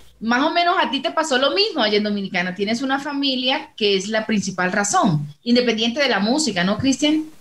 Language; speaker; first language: Spanish; native; Spanish